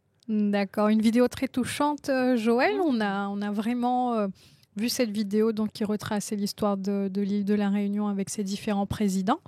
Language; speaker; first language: French; native; French